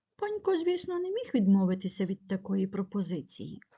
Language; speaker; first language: Ukrainian; native; Ukrainian